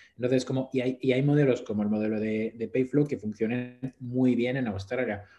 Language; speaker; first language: Spanish; non-native, fluent; French